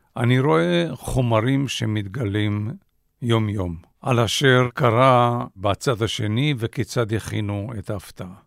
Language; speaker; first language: Hebrew; non-native, fluent; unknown